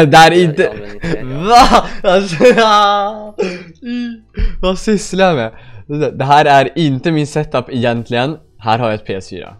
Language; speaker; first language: Swedish; native; Swedish